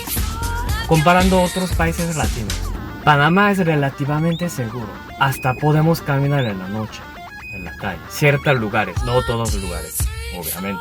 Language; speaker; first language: Spanish; non-native, learner; Korean